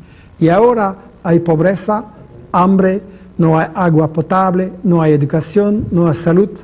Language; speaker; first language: Spanish; non-native, fluent; French